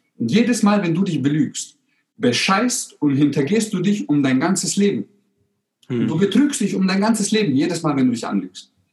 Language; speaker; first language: German; early bilingual, other home language; Croatian